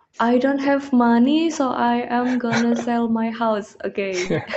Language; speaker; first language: English; non-native, learner; Indonesian